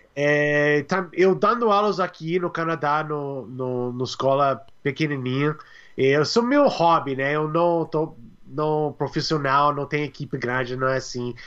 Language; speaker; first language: Portuguese; non-native, learner; English